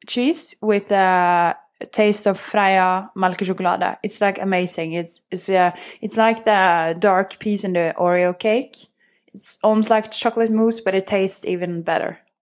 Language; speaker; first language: English; non-native, fluent; Norwegian